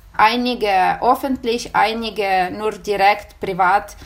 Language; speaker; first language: German; non-native, fluent; Ukrainian